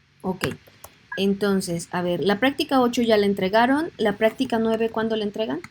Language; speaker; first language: Spanish; native; Spanish